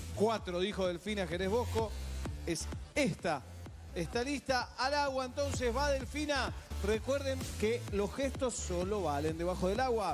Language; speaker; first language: Spanish; native; Spanish